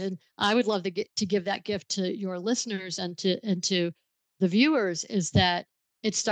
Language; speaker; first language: English; native; English